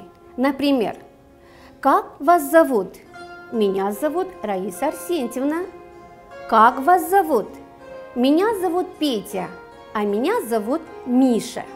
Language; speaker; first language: Russian; non-native, local second language; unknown